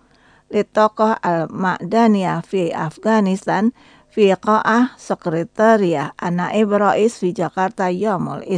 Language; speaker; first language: Arabic; non-native, fluent; Indonesian